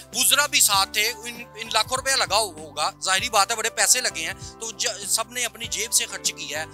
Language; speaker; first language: Urdu; native; Urdu